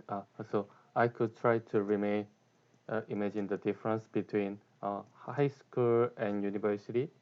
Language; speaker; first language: English; non-native, learner; Korean